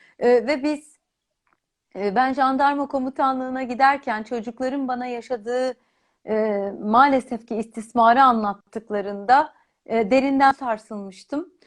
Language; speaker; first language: Turkish; native; Turkish